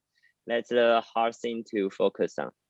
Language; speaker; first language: English; non-native, learner; Chinese